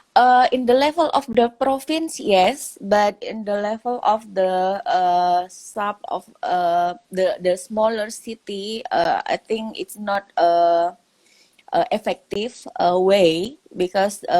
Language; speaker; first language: English; non-native, local second language; Indonesian